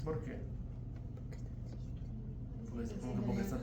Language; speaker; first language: Spanish; native; Spanish